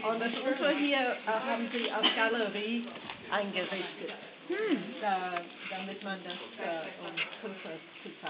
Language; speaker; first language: German; non-native, learner; English